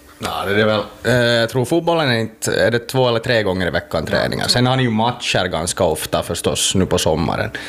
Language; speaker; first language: Swedish; native; Swedish